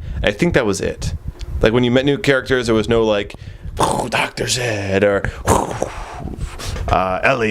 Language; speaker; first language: English; native; English